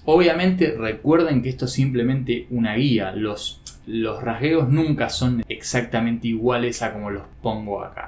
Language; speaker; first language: Spanish; native; Spanish